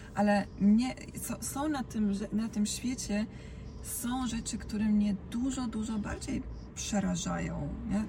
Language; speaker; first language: Polish; non-native, fluent; Croatian